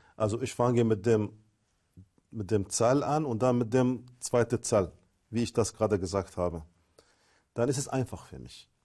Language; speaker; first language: German; non-native, fluent; Arabic